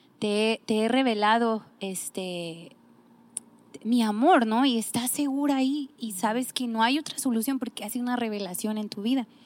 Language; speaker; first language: Spanish; native; Spanish